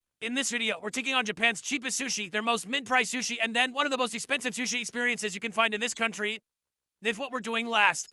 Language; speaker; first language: English; native; English